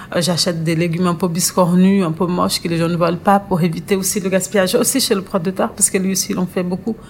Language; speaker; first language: French; non-native, fluent; Portuguese